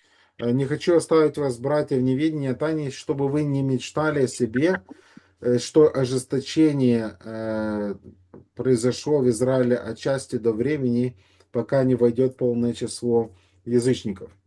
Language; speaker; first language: Russian; native; Russian